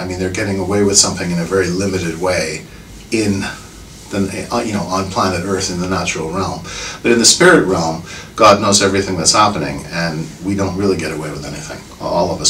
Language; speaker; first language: English; native; English